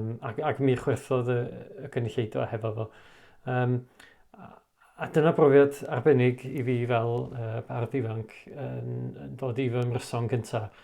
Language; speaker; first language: Welsh; native; Welsh